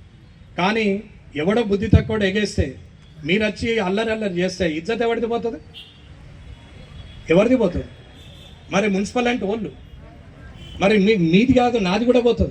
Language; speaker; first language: Telugu; native; Telugu